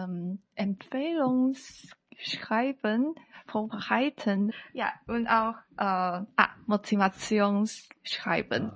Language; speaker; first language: German; non-native, learner; Chinese